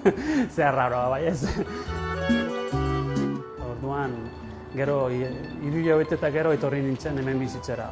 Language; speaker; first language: Basque; non-native, learner; Italian